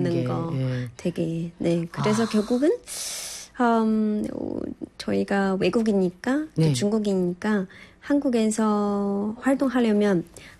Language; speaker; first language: Korean; non-native, fluent; Chinese